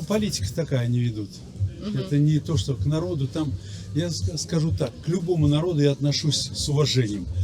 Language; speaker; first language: Russian; native; Russian